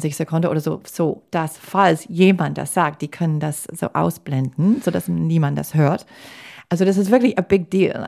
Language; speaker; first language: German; non-native, fluent; English